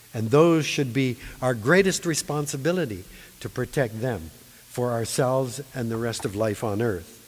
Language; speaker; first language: English; native; English